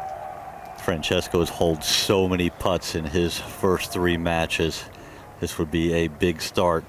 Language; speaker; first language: English; native; English